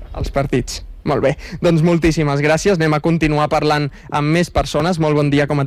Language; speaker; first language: Catalan; native; Catalan